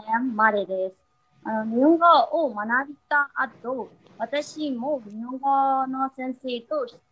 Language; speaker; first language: Japanese; non-native, learner; Burmese